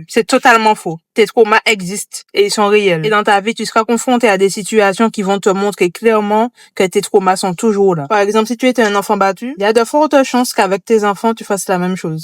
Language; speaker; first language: French; native; French